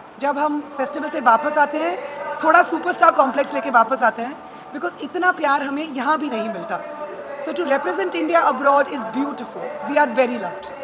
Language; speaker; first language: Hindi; native; Hindi